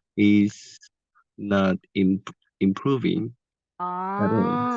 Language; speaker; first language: English; non-native, learner; Korean